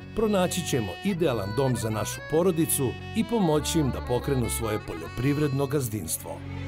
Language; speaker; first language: Serbian; native; Serbian